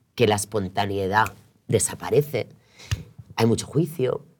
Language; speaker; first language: Spanish; non-native, local second language; Catalan